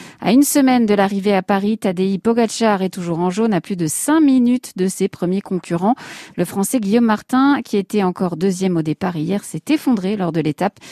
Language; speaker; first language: French; native; French